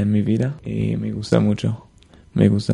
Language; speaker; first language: Spanish; non-native, learner; German